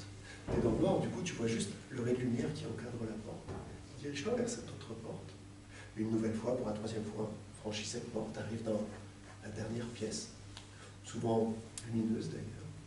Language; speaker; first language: French; native; French